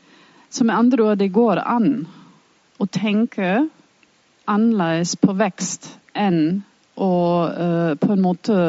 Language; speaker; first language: Norwegian; non-native, fluent; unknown